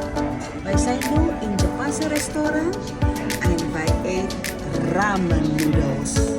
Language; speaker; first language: Dutch; non-native, fluent; Indonesian